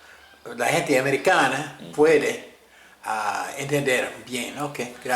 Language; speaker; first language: Spanish; non-native, fluent; English